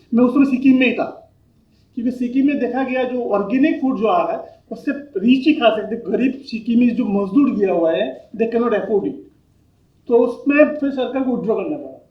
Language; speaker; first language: Hindi; non-native, local second language; Bangla